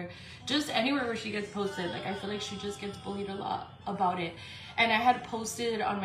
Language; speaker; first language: English; early bilingual, other home language; Spanish